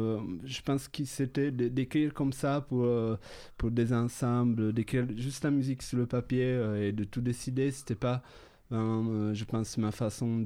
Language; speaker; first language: French; non-native, fluent; Italian